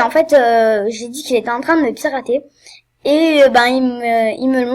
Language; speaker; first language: French; native; French